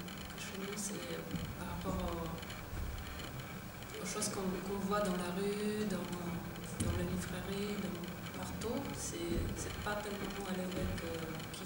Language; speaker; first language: French; non-native, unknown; Polish